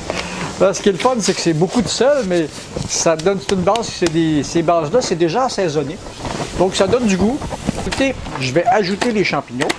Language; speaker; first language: French; native; French